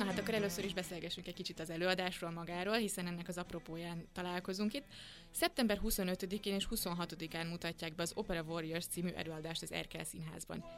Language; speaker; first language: Hungarian; native; Hungarian